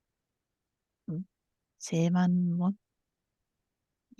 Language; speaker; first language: Korean; non-native, learner; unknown